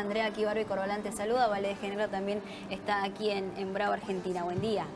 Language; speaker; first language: Spanish; native; Spanish